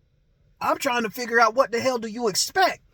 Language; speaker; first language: English; native; English